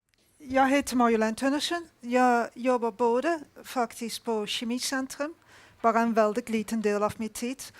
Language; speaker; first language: Swedish; non-native, fluent; Dutch